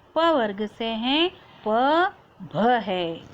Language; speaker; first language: Hindi; non-native, local second language; Kannada